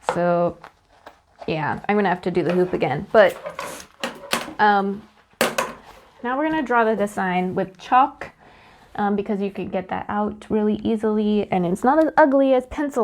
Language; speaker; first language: English; native; English